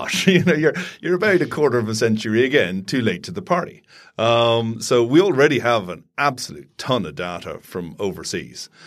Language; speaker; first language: English; native; English